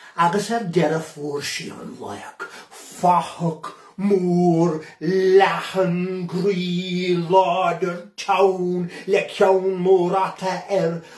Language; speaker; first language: Irish; native; Irish